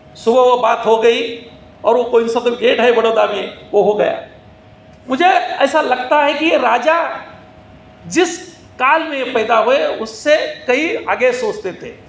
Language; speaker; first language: Hindi; non-native, local second language; Marathi